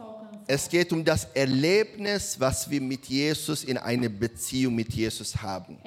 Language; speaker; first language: German; non-native, learner; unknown